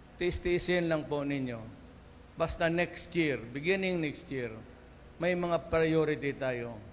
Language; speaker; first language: Filipino; non-native, local second language; Cebuano